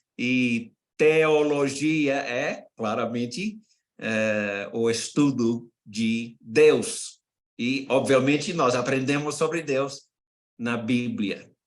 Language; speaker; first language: Portuguese; non-native, fluent; English